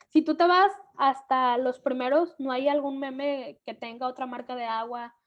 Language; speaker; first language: Spanish; native; Spanish